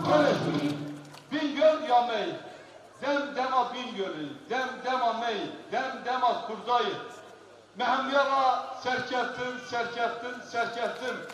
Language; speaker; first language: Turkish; non-native, local second language; Kurdish